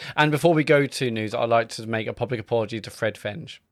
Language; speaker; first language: English; native; English